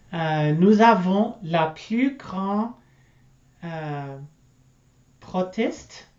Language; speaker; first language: French; non-native, learner; English